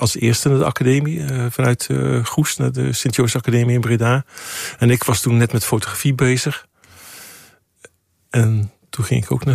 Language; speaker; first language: Dutch; native; Dutch